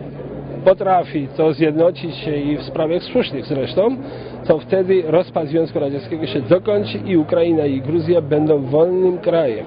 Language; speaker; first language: Polish; non-native, fluent; Georgian